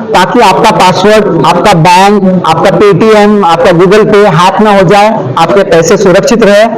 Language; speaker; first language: Hindi; non-native, local second language; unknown